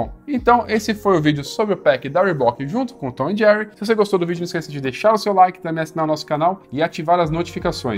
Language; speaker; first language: Portuguese; native; Portuguese